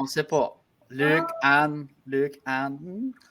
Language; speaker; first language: French; native; French